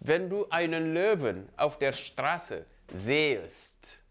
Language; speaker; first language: German; non-native, fluent; Wolof